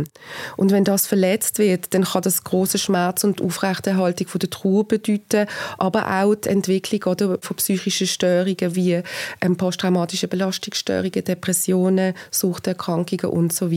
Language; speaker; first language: German; native; German